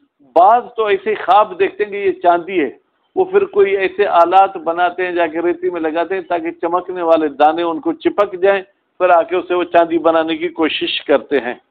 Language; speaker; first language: Urdu; non-native, local second language; Sindhi